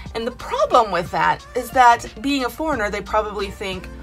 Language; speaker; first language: English; native; English